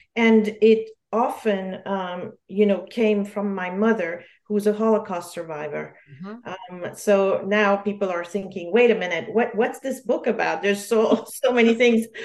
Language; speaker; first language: English; non-native, fluent; French